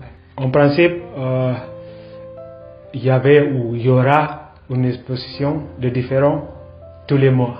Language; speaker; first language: French; non-native, fluent; Indonesian